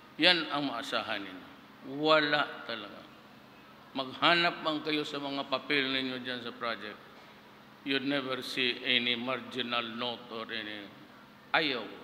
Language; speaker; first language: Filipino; non-native, local second language; Cebuano